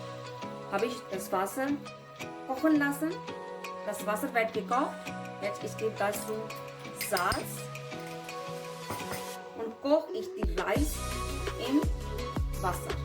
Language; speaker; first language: German; non-native, learner; Urdu